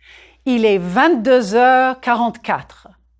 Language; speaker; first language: French; non-native, fluent; English